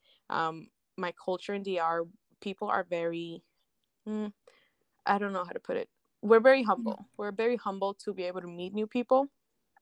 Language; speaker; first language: English; non-native, fluent; Spanish